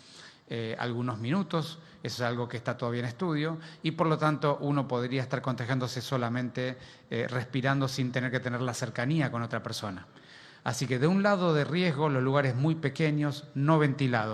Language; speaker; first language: Spanish; native; Spanish